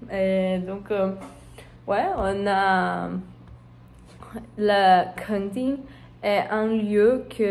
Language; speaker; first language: French; non-native, learner; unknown